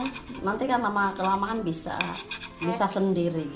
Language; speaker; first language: Indonesian; native; Indonesian